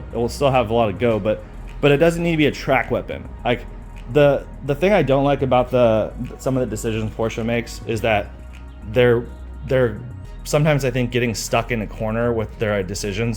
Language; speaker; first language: English; native; English